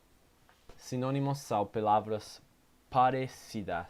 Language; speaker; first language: Portuguese; non-native, learner; English